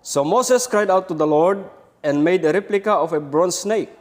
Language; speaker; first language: English; non-native, local second language; Filipino